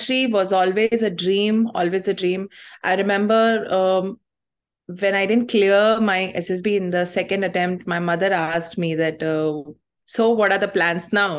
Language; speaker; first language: English; non-native, local second language; Tamil